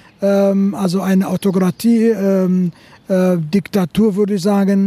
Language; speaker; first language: German; non-native, fluent; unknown